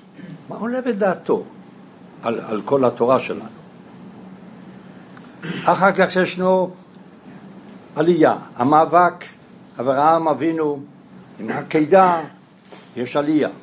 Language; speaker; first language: Hebrew; non-native, fluent; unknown